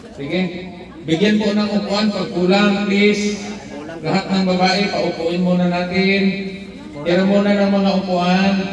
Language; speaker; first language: Filipino; non-native, local second language; Cebuano